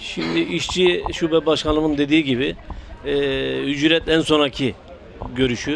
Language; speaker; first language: Turkish; native; Turkish